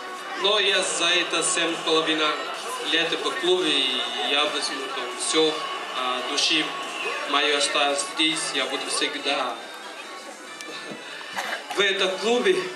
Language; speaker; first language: Russian; non-native, learner; Portuguese